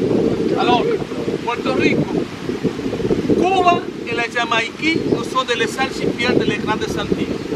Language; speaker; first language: French; non-native, fluent; Spanish